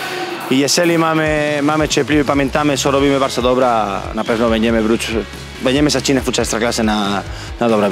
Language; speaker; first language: Polish; non-native, learner; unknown